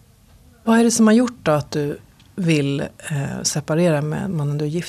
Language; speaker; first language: Swedish; native; Swedish